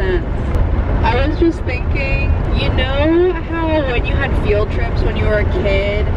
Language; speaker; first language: English; native; English